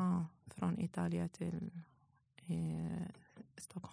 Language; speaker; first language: Swedish; non-native, learner; Arabic